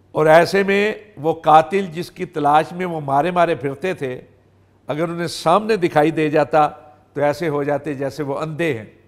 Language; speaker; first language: Urdu; non-native, local second language; Punjabi